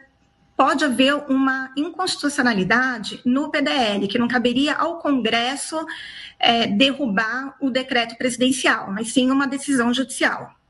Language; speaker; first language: Portuguese; native; Portuguese